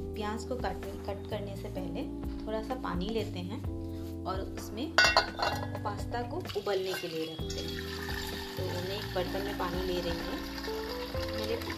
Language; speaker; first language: Hindi; non-native, local second language; Assamese